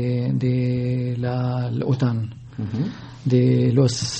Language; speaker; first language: Spanish; non-native, learner; Arabic